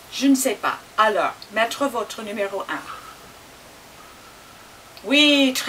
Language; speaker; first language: French; non-native, fluent; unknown